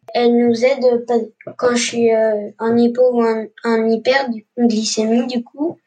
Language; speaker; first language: French; native; French